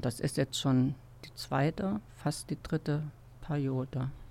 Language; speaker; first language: German; native; German